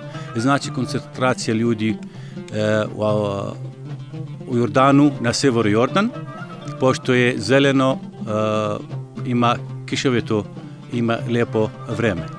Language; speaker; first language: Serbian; non-native, learner; Arabic